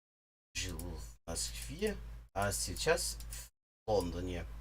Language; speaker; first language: Russian; non-native, learner; English